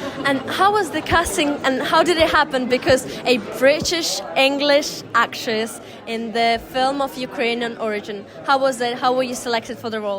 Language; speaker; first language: English; non-native, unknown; Ukrainian